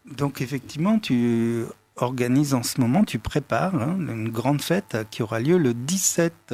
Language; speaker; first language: French; native; French